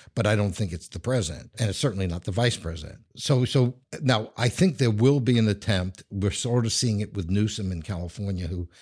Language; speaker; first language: English; native; English